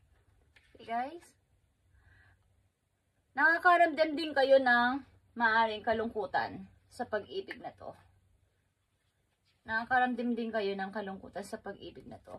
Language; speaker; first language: Filipino; native; Filipino